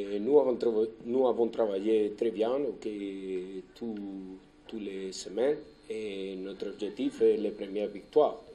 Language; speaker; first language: French; non-native, learner; Spanish